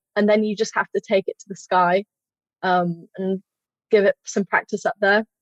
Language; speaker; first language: English; native; English